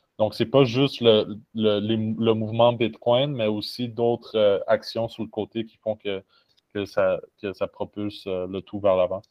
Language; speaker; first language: French; native; French